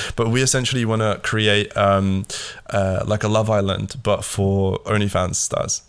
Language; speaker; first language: English; early bilingual, other home language; Latvian